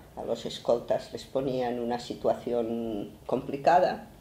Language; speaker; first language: Spanish; native; Spanish